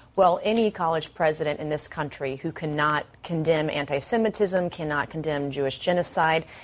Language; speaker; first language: English; native; English